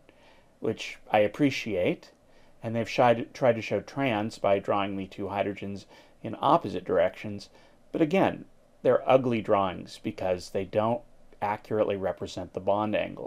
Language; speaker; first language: English; native; English